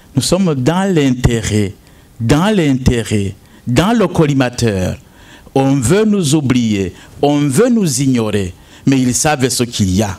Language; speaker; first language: French; non-native, local second language; Rundi